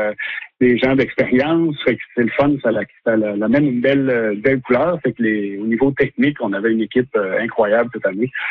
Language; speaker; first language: French; native; French